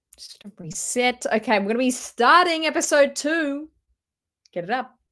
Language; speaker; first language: English; native; English